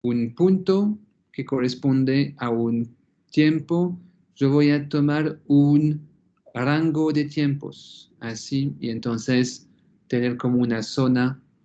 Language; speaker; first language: Spanish; non-native, fluent; French